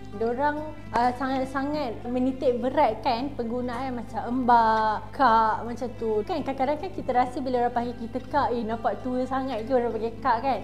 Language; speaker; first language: Malay; native; Malay